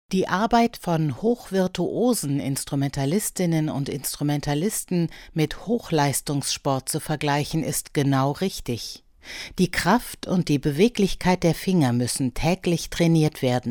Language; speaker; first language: German; native; German